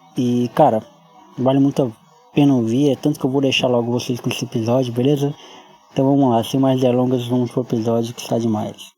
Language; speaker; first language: Portuguese; native; Portuguese